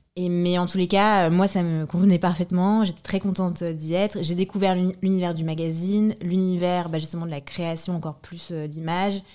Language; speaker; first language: French; native; French